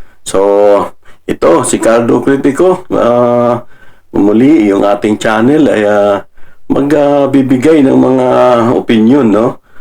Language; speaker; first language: Filipino; non-native, local second language; Cebuano